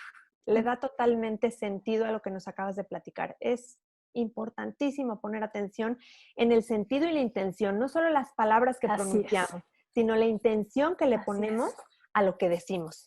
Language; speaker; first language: Spanish; native; Spanish